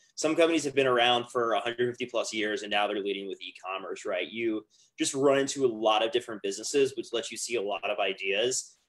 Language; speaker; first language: English; native; English